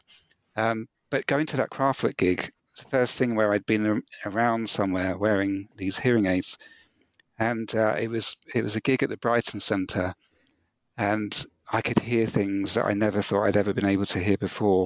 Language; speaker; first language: English; native; English